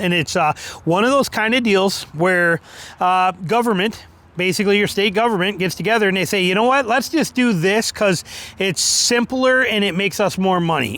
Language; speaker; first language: English; native; English